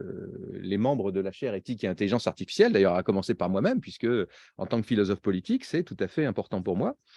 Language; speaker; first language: French; native; French